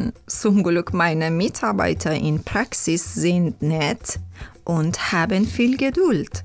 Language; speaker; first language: German; non-native, learner; Persian